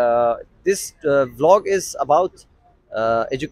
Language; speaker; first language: English; non-native, learner; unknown